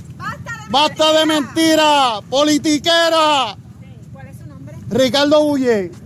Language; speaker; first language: Spanish; native; Spanish